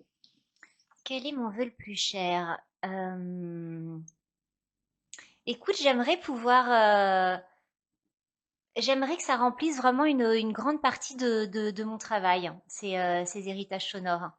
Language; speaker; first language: French; native; French